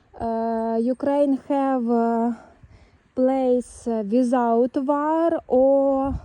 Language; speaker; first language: English; non-native, learner; Ukrainian